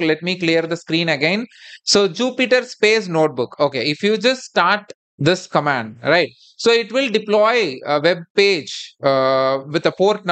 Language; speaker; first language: English; non-native, local second language; Tamil